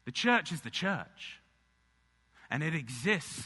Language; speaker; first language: English; native; English